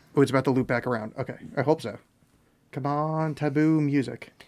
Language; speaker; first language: English; native; English